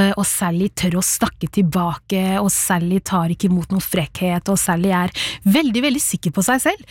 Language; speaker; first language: Norwegian; early bilingual, other home language; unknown